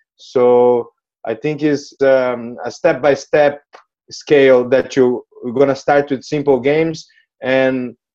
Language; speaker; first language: English; non-native, fluent; Portuguese